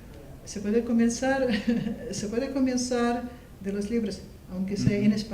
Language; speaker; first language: Spanish; non-native, fluent; Russian